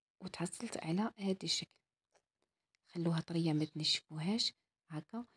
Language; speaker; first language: Arabic; native; Arabic